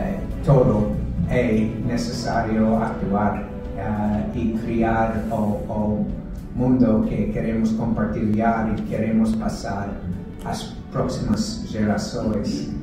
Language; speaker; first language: Portuguese; non-native, fluent; English